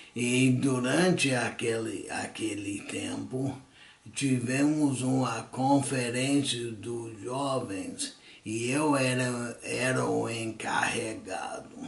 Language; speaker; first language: Portuguese; non-native, fluent; English